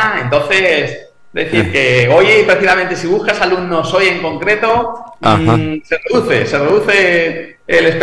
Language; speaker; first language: Spanish; native; Spanish